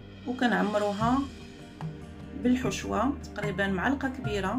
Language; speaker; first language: Arabic; native; Arabic